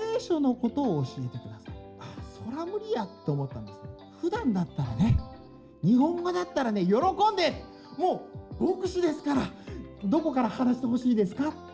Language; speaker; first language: Japanese; native; Japanese